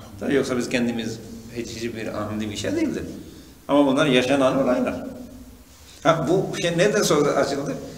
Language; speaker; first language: Turkish; non-native, fluent; Urdu